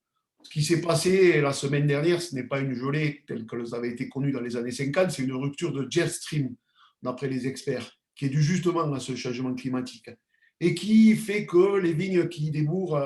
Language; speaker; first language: French; native; French